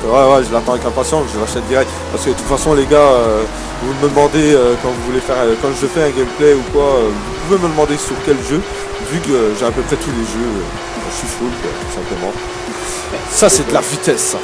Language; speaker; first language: French; native; French